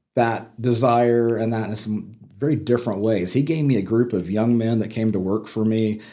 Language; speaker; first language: English; native; English